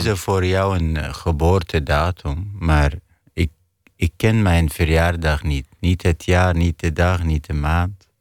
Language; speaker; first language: Dutch; non-native, fluent; Arabic